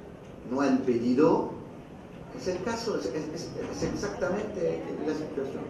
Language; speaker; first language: Spanish; non-native, fluent; French